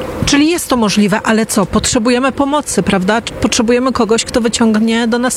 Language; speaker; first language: Polish; native; Polish